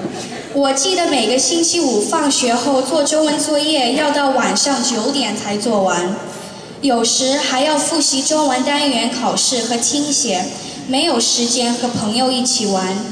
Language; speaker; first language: Chinese; early bilingual, heritage; Chinese